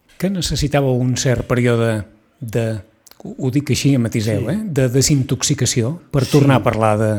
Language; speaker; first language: Catalan; native; Catalan